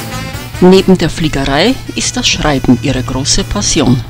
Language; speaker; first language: German; native; German